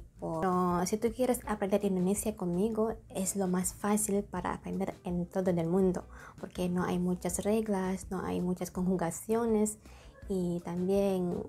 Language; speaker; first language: Spanish; non-native, learner; Indonesian